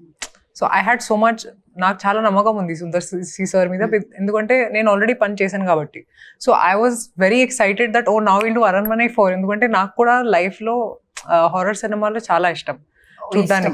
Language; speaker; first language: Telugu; non-native, fluent; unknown